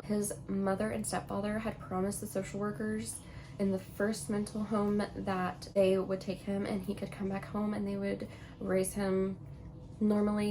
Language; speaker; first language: English; native; English